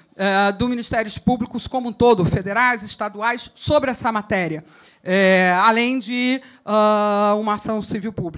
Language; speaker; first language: Portuguese; native; Portuguese